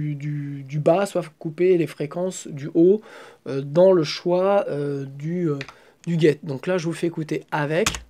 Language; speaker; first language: French; native; French